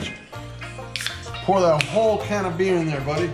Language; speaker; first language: English; native; English